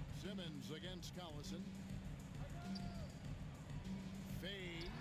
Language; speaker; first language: English; native; English